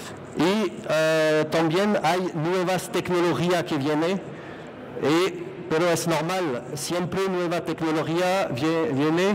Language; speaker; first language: Spanish; non-native, fluent; French